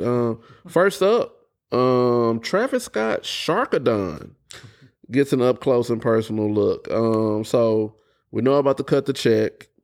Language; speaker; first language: English; native; English